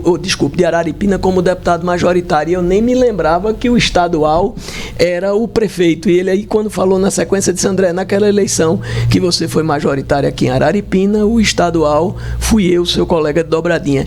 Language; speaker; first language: Portuguese; native; Portuguese